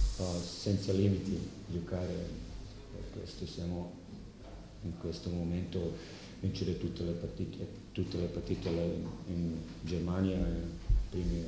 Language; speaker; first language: Italian; non-native, learner; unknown